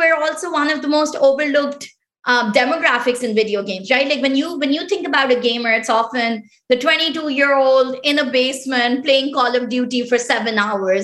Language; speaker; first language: English; non-native, local second language; Pashto